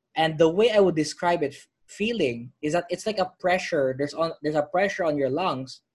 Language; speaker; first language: English; non-native, local second language; Filipino